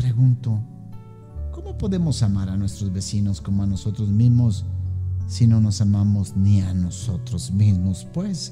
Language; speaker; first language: Spanish; native; Spanish